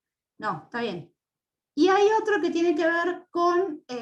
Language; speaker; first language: Spanish; native; Spanish